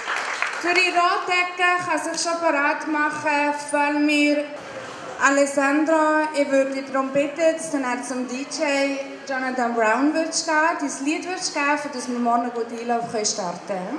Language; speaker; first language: German; native; German